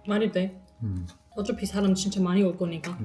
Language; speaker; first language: Korean; non-native, fluent; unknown